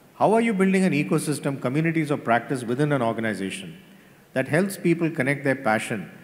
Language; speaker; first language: English; non-native, local second language; Tamil